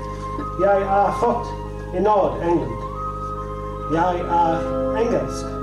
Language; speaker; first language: Swedish; non-native, learner; English